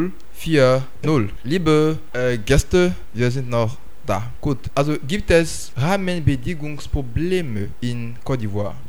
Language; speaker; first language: German; non-native, fluent; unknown